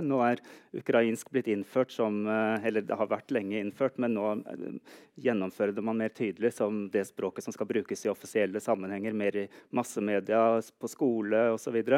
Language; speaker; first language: Norwegian; native; Norwegian